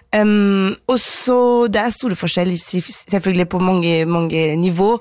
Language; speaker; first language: Norwegian; non-native, fluent; French